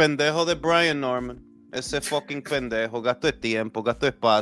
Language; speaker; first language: Spanish; early bilingual, heritage; Spanish